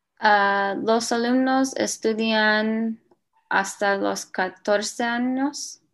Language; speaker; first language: Spanish; non-native, learner; English